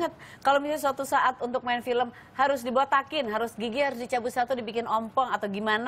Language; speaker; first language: Indonesian; native; Indonesian